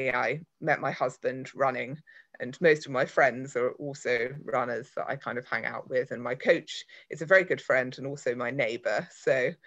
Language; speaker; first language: English; native; English